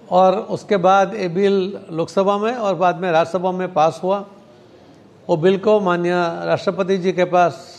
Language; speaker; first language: Hindi; non-native, local second language; Marathi